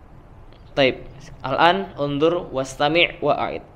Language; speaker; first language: Arabic; non-native, fluent; Indonesian